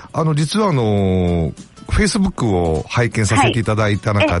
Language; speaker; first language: Japanese; native; Japanese